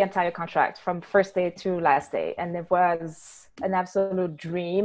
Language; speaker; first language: English; non-native, fluent; French